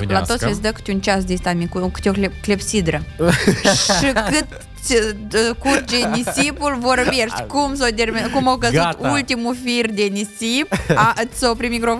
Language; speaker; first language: Romanian; native; Romanian